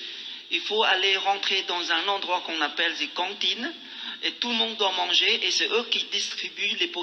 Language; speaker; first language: French; non-native, fluent; Khmer